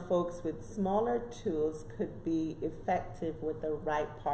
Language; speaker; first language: English; native; English